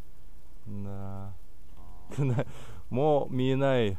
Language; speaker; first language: Japanese; non-native, learner; Russian